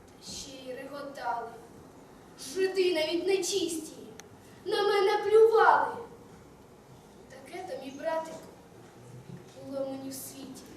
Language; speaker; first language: Ukrainian; native; Ukrainian